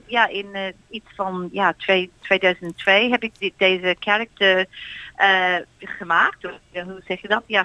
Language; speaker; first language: Dutch; early bilingual, heritage; Dutch